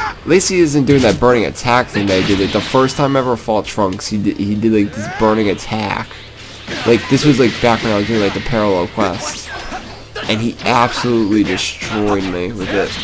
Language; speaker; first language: English; native; English